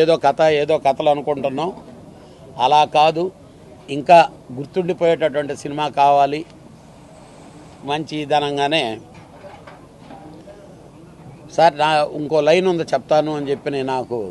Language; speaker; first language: Telugu; native; Telugu